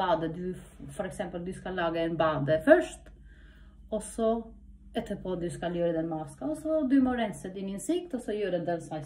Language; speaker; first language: Swedish; non-native, learner; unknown